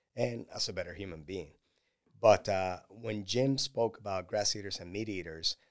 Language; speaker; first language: English; non-native, fluent; Spanish